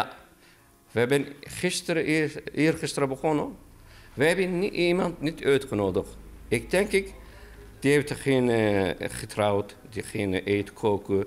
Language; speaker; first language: Dutch; non-native, learner; Turkish